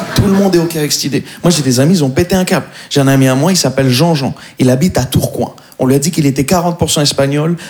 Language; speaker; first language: French; native; French